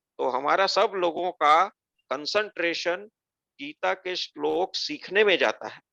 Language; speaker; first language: Hindi; non-native, local second language; Gujarati